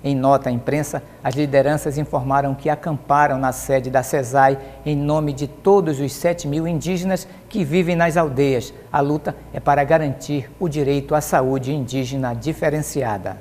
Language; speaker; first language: Portuguese; native; Portuguese